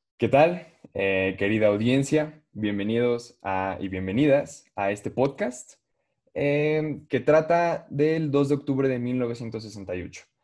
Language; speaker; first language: Spanish; native; Spanish